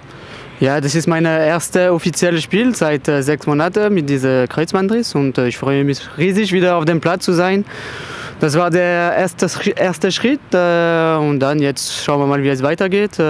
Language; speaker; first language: German; non-native, fluent; French